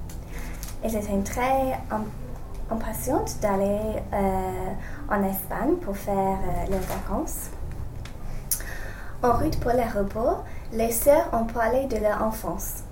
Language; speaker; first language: French; non-native, learner; English